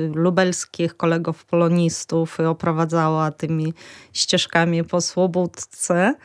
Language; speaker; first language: Polish; non-native, fluent; Russian